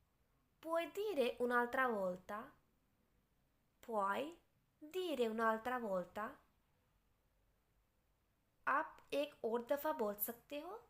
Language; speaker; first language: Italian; non-native, fluent; Urdu